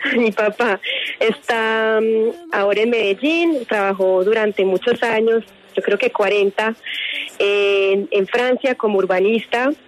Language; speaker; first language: Spanish; early bilingual, heritage; French